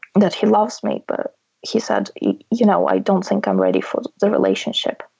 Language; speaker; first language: English; non-native, fluent; Russian